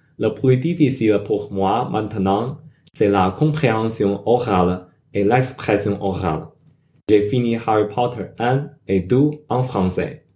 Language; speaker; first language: French; non-native, learner; Chinese